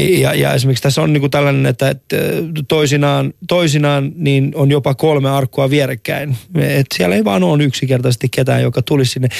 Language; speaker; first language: Finnish; non-native, fluent; Persian